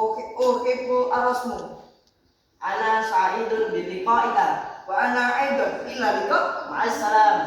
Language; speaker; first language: Arabic; non-native, learner; Indonesian